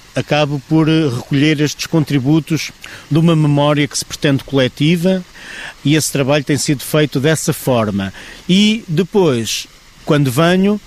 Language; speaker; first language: Portuguese; native; Portuguese